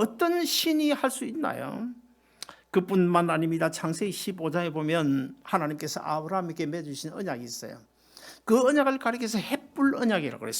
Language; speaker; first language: Korean; native; Korean